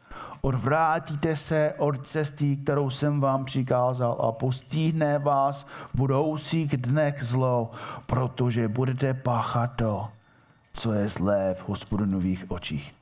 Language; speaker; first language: Czech; non-native, fluent; English